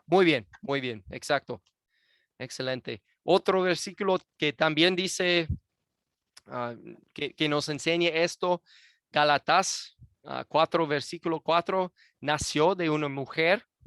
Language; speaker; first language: Spanish; non-native, fluent; English